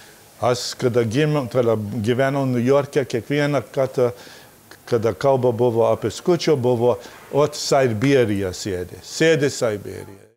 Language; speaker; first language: Lithuanian; early bilingual, heritage; Lithuanian